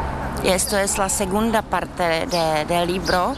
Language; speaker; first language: Spanish; non-native, fluent; Czech